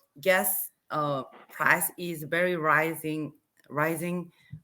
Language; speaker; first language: English; non-native, learner; Korean